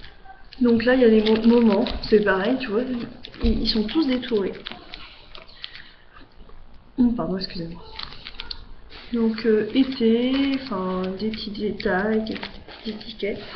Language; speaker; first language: French; native; French